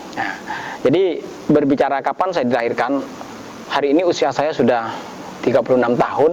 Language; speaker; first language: Indonesian; non-native, local second language; Madurese